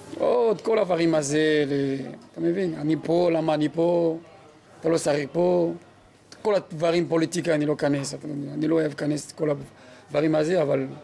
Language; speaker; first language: Hebrew; non-native, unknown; French